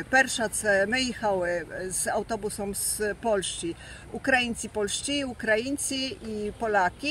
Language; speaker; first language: Ukrainian; early bilingual, heritage; Ukrainian